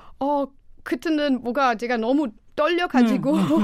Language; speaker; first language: Korean; non-native, fluent; German